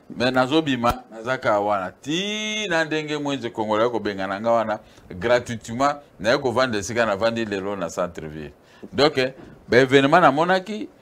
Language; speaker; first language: Lingala; native; Lingala